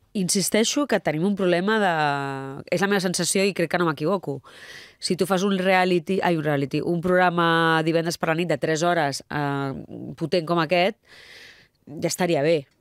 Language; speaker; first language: Catalan; non-native, local second language; Spanish